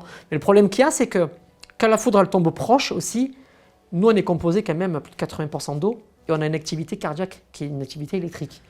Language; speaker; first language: French; native; French